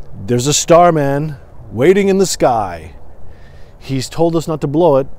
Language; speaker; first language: English; native; English